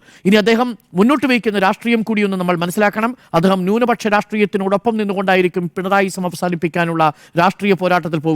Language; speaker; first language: Malayalam; native; Malayalam